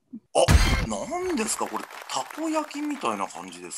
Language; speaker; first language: Japanese; native; Japanese